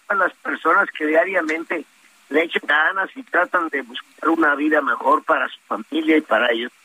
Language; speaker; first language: Spanish; native; Spanish